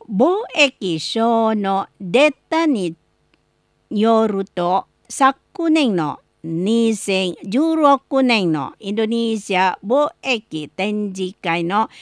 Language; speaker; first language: Japanese; non-native, learner; Indonesian